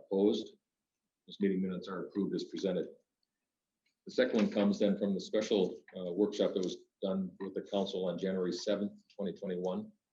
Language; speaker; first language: English; native; English